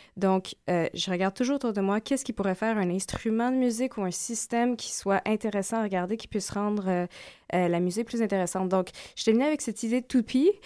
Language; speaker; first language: French; native; French